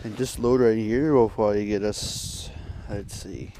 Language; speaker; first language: English; native; English